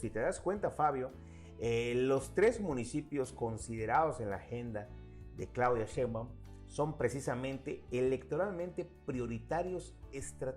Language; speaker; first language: Spanish; native; Spanish